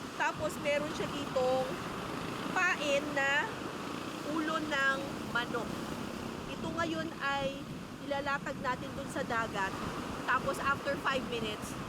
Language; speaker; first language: Filipino; native; Filipino